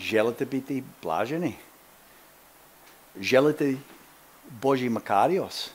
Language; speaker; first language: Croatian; early bilingual, heritage; Croatian